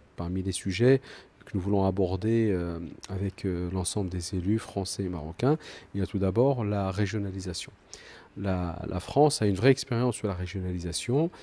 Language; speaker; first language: French; early bilingual, other home language; Arabic